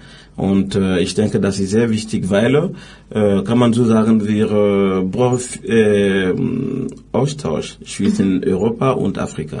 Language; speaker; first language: German; non-native, learner; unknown